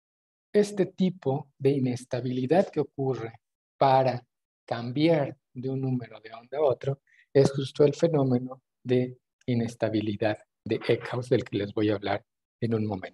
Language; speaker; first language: Spanish; native; Spanish